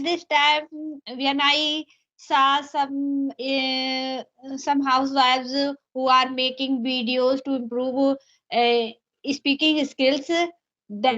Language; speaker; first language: English; non-native, learner; Hindi